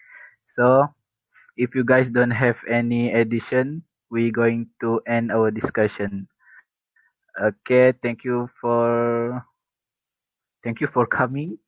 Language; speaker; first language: English; non-native, local second language; Malay